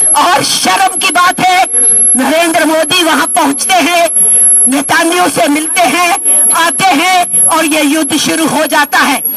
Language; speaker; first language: Hindi; native; Hindi